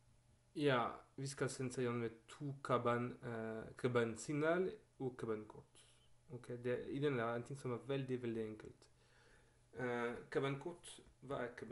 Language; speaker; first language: Norwegian; non-native, learner; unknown